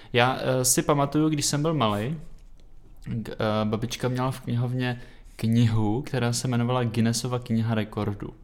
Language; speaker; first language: Czech; native; Czech